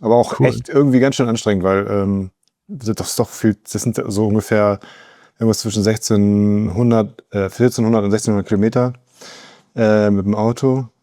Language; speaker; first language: German; native; German